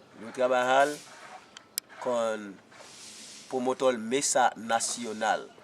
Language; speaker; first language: Spanish; non-native, learner; Haitian Creole